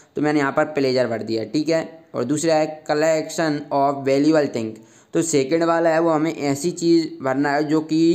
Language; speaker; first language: Hindi; native; Hindi